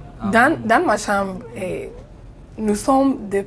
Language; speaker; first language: French; non-native, learner; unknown